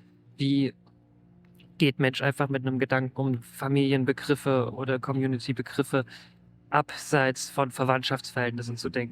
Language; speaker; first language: German; native; German